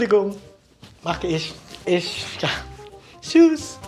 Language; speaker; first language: German; non-native, learner; Filipino